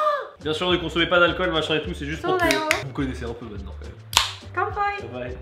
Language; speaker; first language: French; native; French